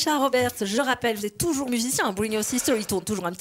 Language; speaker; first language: French; native; French